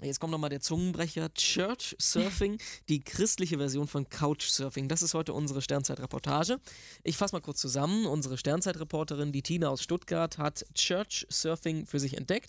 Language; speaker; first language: German; native; German